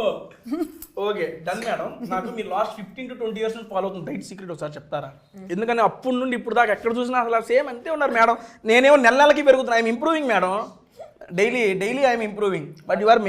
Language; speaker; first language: Telugu; native; Telugu